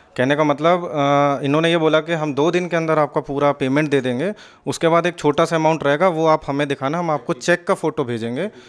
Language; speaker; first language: Hindi; native; Hindi